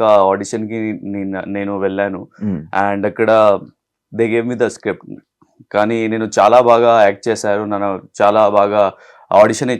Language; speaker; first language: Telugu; non-native, learner; Hindi